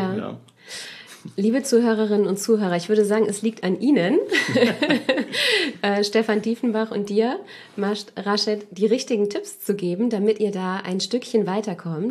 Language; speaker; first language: German; native; German